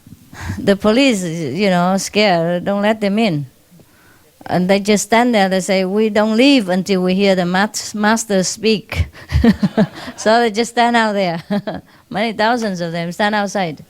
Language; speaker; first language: English; non-native, fluent; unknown